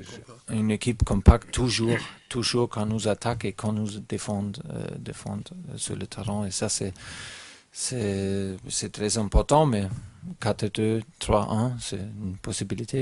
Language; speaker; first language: French; non-native, learner; German